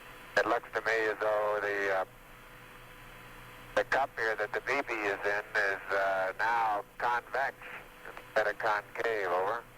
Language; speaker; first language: English; native; English